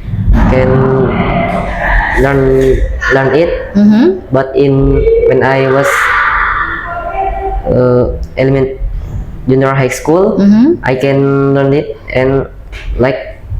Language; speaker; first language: English; non-native, learner; Indonesian